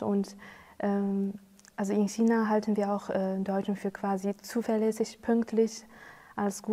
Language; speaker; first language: German; non-native, fluent; Chinese